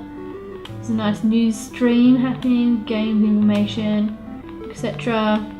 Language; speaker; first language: English; native; English